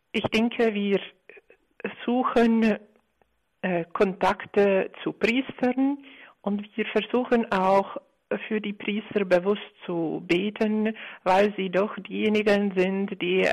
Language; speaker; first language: German; non-native, fluent; Czech